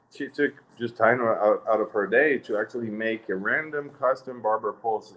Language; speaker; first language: English; non-native, fluent; French